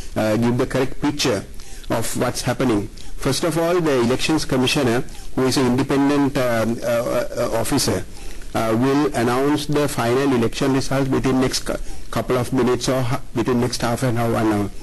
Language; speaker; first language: English; non-native, local second language; Sinhala